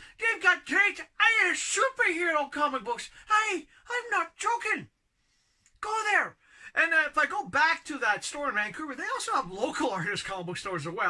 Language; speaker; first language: English; native; English